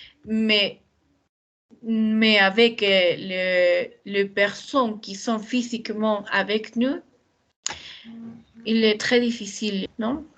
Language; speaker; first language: French; non-native, learner; Spanish